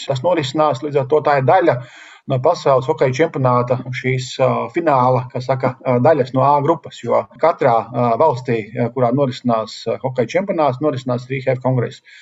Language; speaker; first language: Latvian; native; Latvian